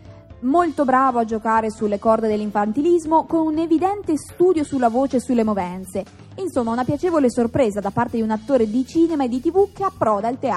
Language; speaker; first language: Italian; native; Italian